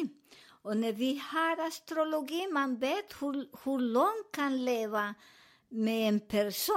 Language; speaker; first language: Swedish; non-native, learner; Spanish